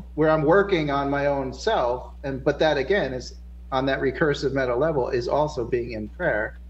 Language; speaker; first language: English; native; English